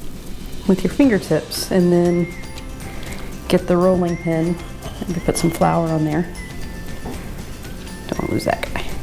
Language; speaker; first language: English; native; English